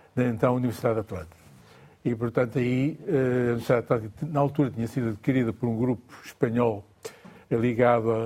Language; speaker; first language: Portuguese; native; Portuguese